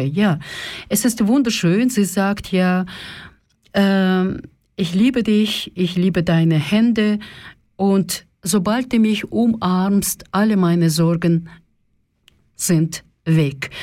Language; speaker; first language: German; non-native, fluent; Russian